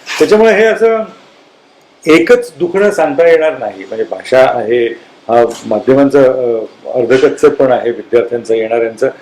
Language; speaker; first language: Marathi; native; Marathi